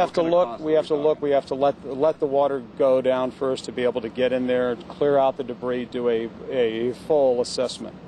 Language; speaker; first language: English; native; English